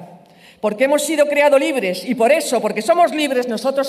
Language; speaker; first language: Spanish; native; Spanish